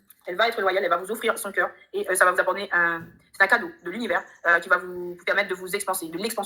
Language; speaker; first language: French; native; French